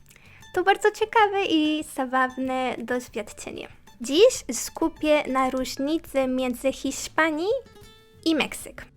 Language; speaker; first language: Polish; non-native, learner; Spanish